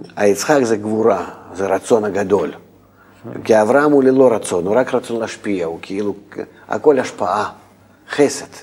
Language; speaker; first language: Hebrew; non-native, fluent; Russian